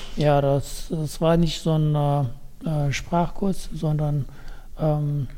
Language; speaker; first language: German; non-native, fluent; Persian